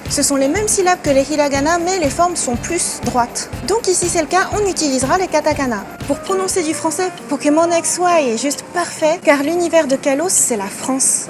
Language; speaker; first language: French; native; French